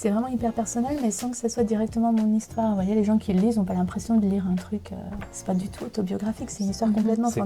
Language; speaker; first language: French; native; French